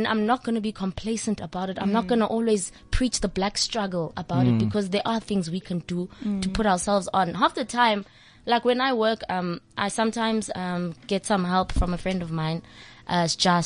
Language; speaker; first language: English; non-native, local second language; Southern Sotho